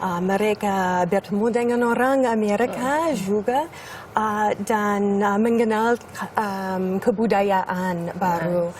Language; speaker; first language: Indonesian; non-native, fluent; English